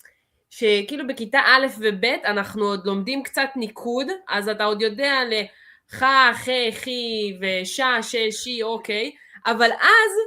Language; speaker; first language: Hebrew; early bilingual, other home language; Russian